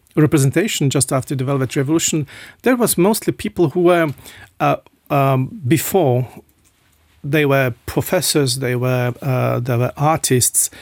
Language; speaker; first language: English; non-native, fluent; Czech